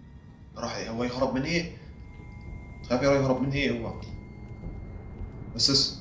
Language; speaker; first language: Arabic; native; Arabic